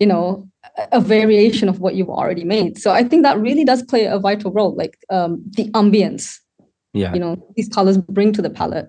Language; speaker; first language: English; non-native, local second language; Tamil